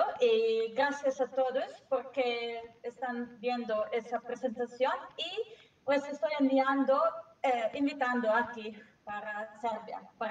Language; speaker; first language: Spanish; non-native, fluent; Serbian